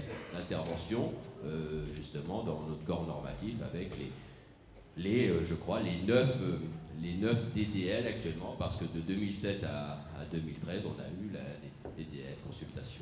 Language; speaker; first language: French; native; French